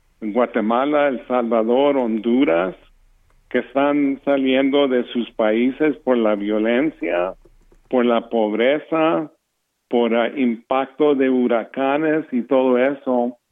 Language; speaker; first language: Spanish; early bilingual, heritage; English